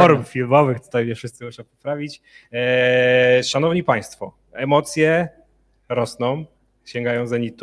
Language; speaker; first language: Polish; native; Polish